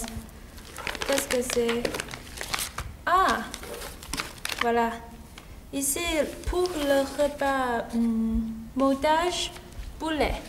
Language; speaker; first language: French; non-native, learner; Chinese